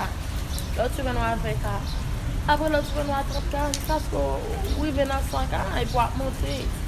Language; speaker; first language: French; non-native, learner; Haitian Creole